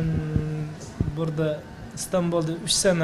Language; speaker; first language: Turkish; non-native, learner; Uyghur